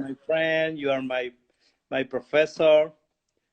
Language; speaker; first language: English; non-native, learner; Spanish